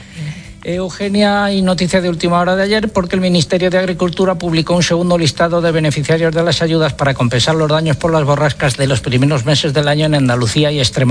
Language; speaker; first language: Spanish; native; Spanish